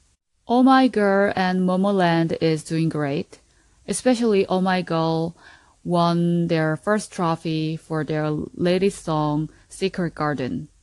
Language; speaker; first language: English; non-native, fluent; Korean